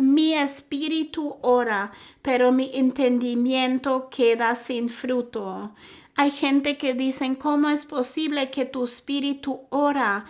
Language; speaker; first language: Spanish; non-native, fluent; German